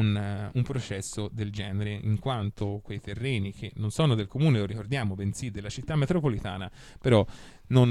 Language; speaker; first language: Italian; native; Italian